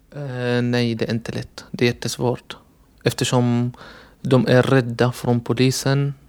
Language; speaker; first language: Swedish; non-native, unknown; Arabic